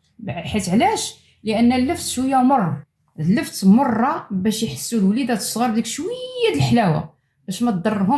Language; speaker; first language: Arabic; native; Arabic